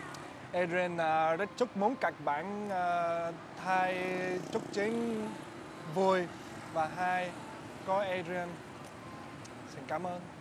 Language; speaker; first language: Vietnamese; non-native, learner; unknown